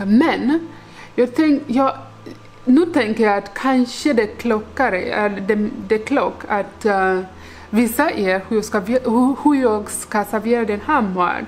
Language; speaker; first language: Swedish; non-native, learner; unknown